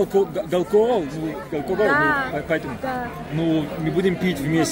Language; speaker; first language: Russian; non-native, learner; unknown